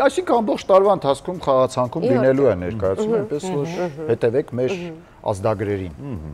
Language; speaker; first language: Armenian; native; Armenian